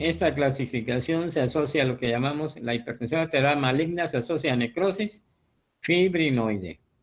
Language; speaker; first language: Spanish; native; Spanish